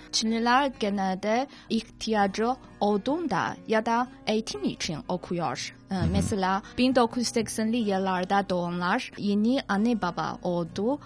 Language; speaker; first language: Turkish; non-native, fluent; Chinese